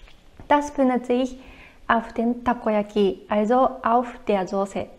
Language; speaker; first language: German; non-native, fluent; Japanese